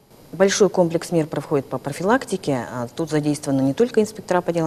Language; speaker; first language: Russian; native; Russian